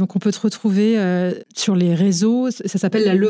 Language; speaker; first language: French; native; French